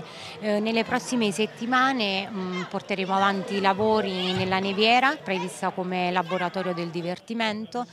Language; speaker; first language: Italian; native; Italian